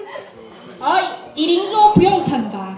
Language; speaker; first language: Chinese; native; Chinese